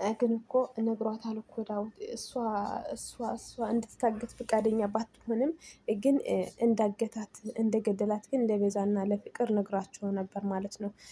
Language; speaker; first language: Amharic; native; Amharic